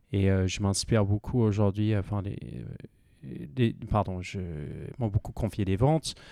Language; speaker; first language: French; non-native, fluent; English